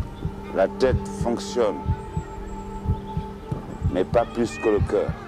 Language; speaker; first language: French; non-native, local second language; Wolof